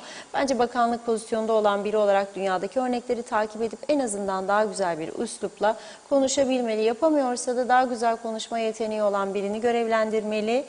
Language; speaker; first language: Turkish; native; Turkish